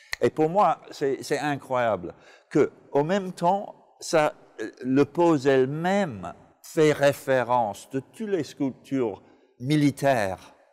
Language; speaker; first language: French; non-native, fluent; English